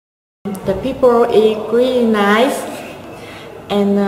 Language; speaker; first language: English; non-native, learner; Vietnamese